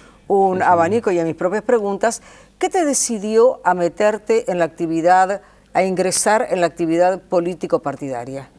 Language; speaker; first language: Spanish; native; Spanish